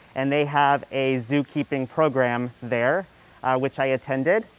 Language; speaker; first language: English; native; English